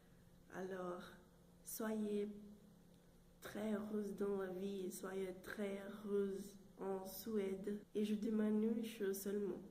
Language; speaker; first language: French; non-native, learner; Portuguese